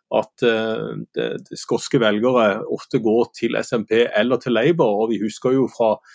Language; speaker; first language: Norwegian; native; Norwegian